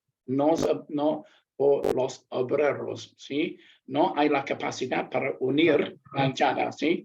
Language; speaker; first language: Spanish; non-native, learner; English